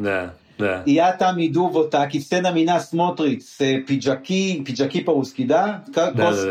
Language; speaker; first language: Russian; non-native, learner; Hebrew